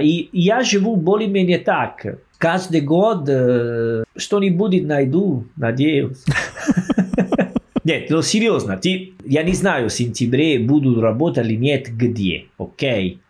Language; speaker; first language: Russian; non-native, learner; Italian